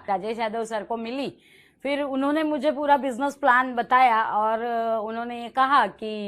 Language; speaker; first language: Hindi; non-native, local second language; Marathi